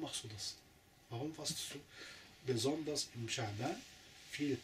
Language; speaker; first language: German; non-native, fluent; Arabic